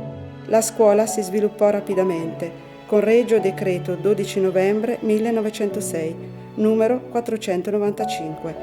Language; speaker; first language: Italian; native; Italian